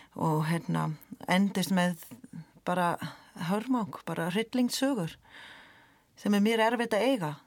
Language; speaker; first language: Icelandic; non-native, fluent; English